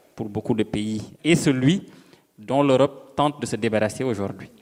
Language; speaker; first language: French; non-native, local second language; Serer